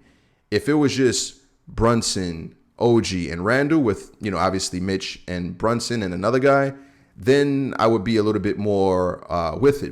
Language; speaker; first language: English; native; English